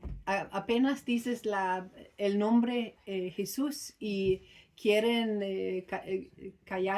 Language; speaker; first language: Spanish; non-native, fluent; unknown